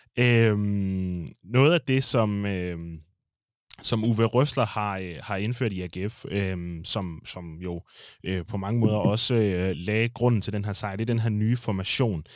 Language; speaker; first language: Danish; native; Danish